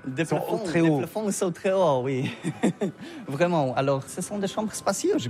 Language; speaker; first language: French; non-native, fluent; Polish